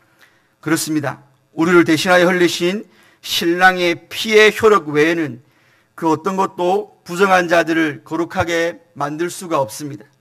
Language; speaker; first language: Korean; native; Korean